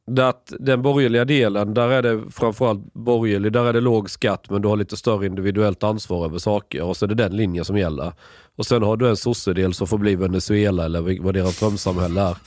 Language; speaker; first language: Swedish; native; Swedish